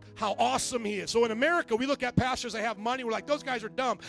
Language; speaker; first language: English; native; English